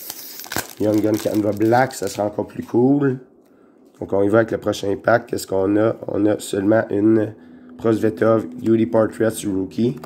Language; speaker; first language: French; native; French